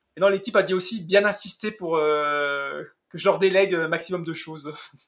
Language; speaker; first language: French; native; French